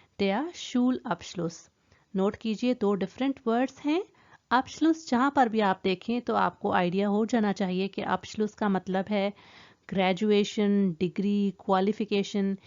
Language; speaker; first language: Urdu; native; Urdu